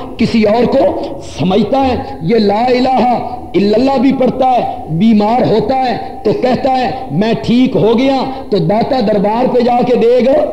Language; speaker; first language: Urdu; non-native, local second language; Punjabi